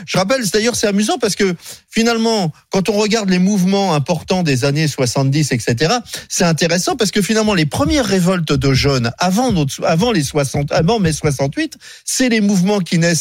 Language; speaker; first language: French; native; French